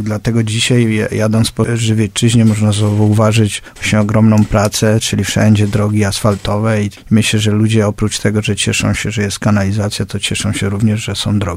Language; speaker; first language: Polish; native; Polish